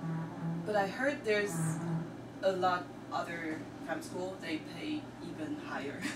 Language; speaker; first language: English; non-native, learner; Chinese